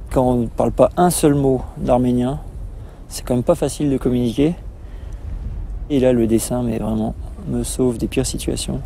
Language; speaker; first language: French; native; French